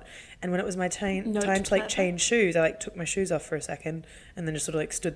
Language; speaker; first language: English; native; English